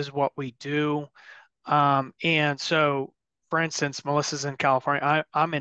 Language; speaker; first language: English; native; English